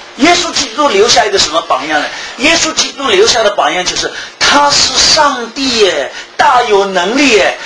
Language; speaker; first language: Chinese; early bilingual, heritage; Chinese